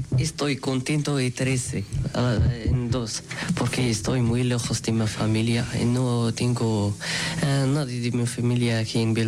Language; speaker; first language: Spanish; non-native, learner; Arabic